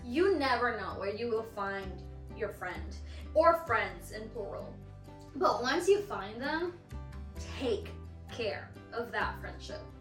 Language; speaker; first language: English; non-native, fluent; Spanish